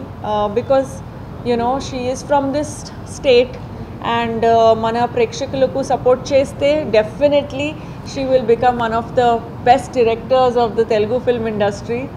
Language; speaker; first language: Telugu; non-native, fluent; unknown